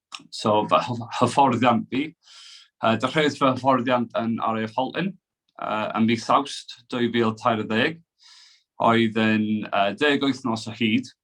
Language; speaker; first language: Welsh; non-native, local second language; English